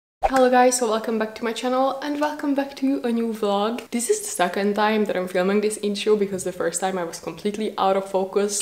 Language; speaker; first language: English; non-native, fluent; Hungarian